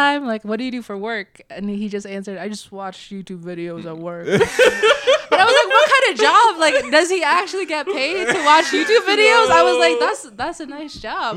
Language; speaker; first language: English; early bilingual, other home language; Indonesian